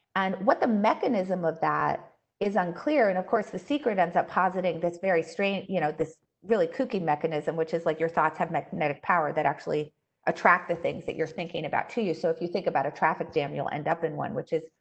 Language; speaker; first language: English; native; English